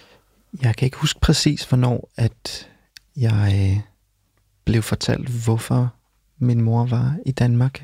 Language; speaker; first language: Danish; early bilingual, other home language; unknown